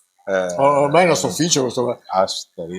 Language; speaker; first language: Italian; native; Italian